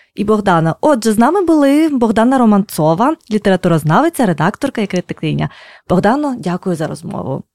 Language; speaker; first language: Ukrainian; native; Ukrainian